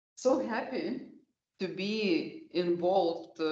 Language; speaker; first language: English; non-native, fluent; Lithuanian